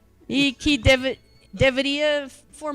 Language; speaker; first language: Portuguese; non-native, fluent; English